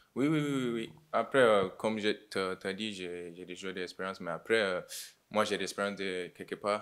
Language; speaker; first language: French; non-native, learner; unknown